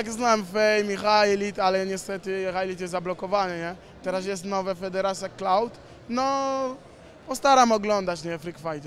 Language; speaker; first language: Polish; non-native, learner; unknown